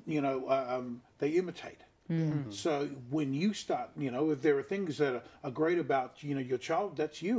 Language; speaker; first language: English; native; English